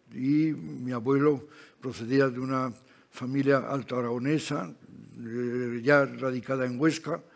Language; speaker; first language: Spanish; native; Spanish